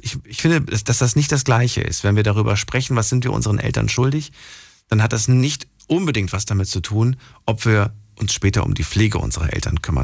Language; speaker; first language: German; native; German